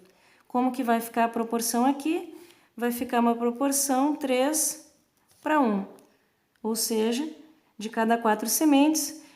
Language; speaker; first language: Portuguese; native; Portuguese